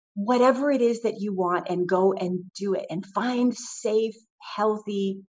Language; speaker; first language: English; native; English